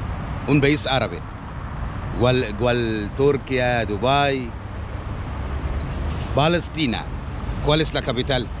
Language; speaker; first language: Spanish; non-native, learner; Arabic